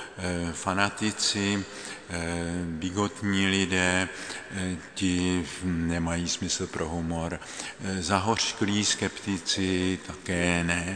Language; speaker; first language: Czech; native; Czech